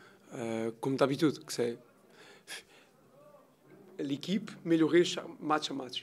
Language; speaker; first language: French; non-native, learner; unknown